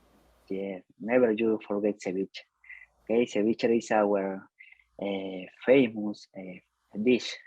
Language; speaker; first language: English; non-native, learner; Spanish